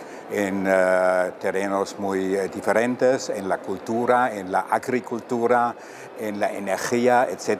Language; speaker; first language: Spanish; non-native, fluent; German